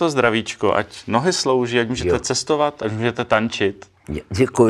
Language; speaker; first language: Czech; native; Czech